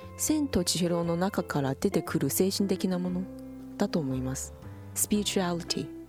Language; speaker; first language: Japanese; non-native, fluent; Chinese